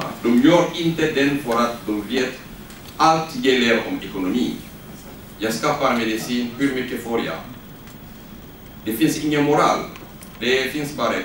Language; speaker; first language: Swedish; non-native, learner; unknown